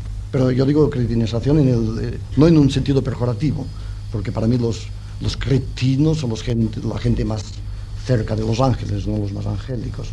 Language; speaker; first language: Spanish; non-native, local second language; Catalan